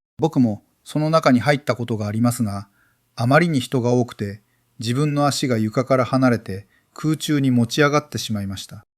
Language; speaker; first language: Japanese; non-native, fluent; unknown